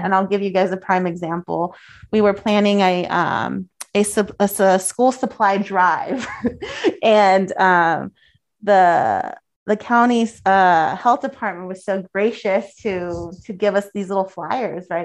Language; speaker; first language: English; early bilingual, other home language; Spanish